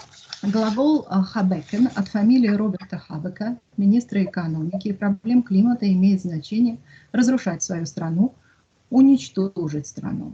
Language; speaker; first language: Russian; native; Russian